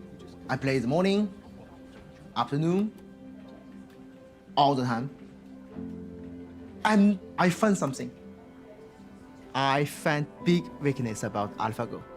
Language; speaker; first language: English; non-native, learner; Chinese